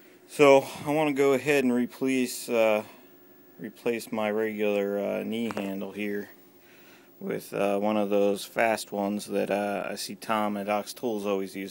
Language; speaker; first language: English; native; English